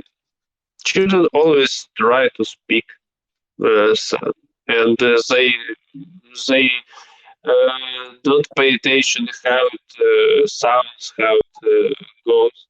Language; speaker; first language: English; non-native, learner; Belarusian